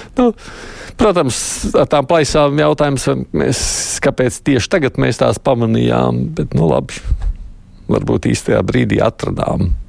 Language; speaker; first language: Latvian; native; Latvian